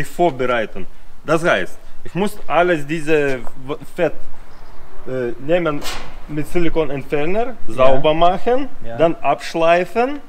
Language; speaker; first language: German; non-native, learner; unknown